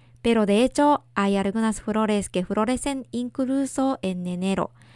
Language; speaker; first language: Spanish; non-native, fluent; Japanese